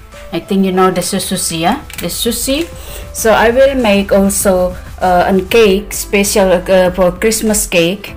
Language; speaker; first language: English; non-native, learner; Indonesian